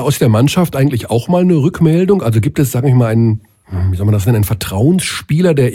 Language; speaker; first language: German; native; German